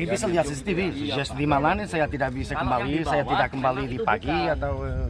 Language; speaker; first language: Indonesian; non-native, learner; English